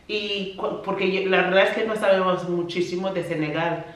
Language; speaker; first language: Spanish; non-native, fluent; English